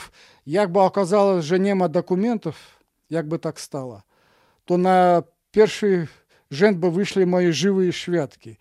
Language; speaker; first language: Polish; non-native, fluent; Russian